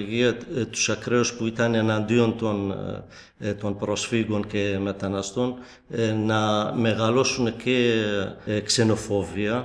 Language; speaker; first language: Greek; non-native, fluent; Kurdish